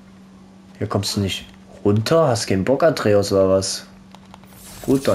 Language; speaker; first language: German; native; German